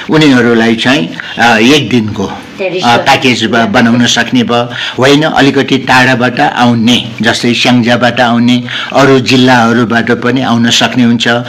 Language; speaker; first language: Nepali; non-native, local second language; Newari